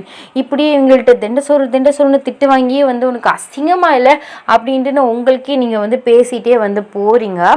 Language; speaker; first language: Tamil; native; Tamil